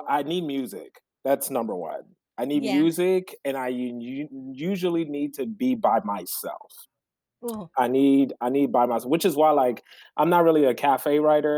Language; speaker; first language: English; early bilingual, other home language; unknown